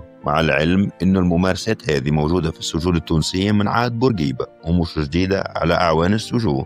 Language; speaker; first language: Arabic; native; Arabic